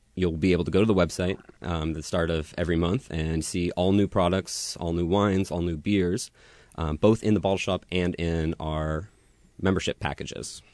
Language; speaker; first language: English; native; English